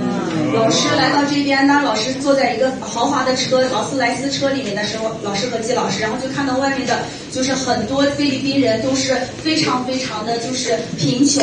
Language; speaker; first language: Chinese; native; Chinese